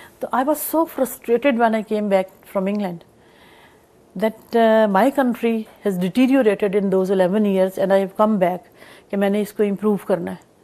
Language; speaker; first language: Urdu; non-native, local second language; Punjabi